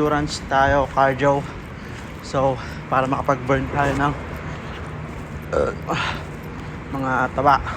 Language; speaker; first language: Filipino; native; Filipino